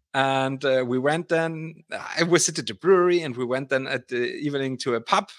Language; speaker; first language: English; non-native, fluent; German